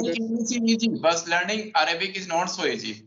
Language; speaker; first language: English; non-native, local second language; Hindi